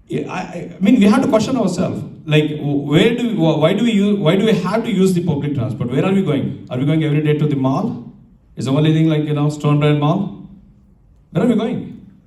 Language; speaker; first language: English; non-native, local second language; Telugu